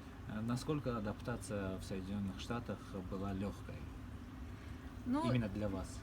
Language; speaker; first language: Russian; early bilingual, heritage; English